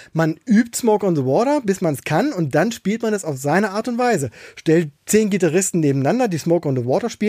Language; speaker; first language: German; native; German